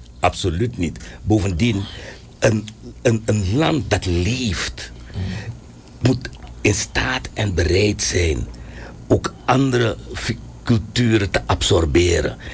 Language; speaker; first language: Dutch; native; Dutch